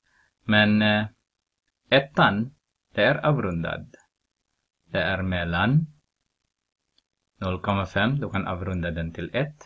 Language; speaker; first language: Swedish; non-native, fluent; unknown